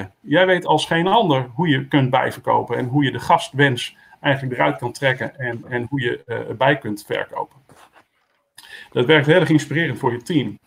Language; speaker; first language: Dutch; native; Dutch